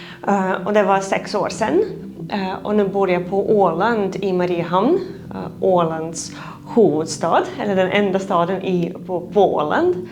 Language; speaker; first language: Swedish; non-native, fluent; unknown